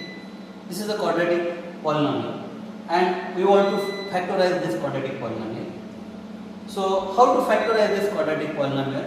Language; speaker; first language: English; non-native, local second language; Marathi